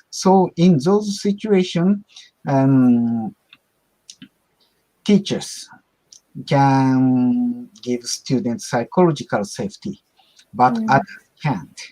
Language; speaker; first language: English; non-native, learner; Japanese